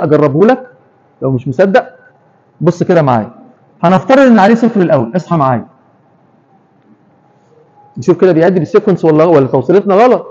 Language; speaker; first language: Arabic; native; Arabic